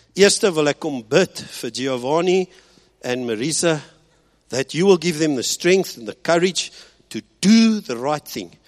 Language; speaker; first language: English; early bilingual, other home language; Afrikaans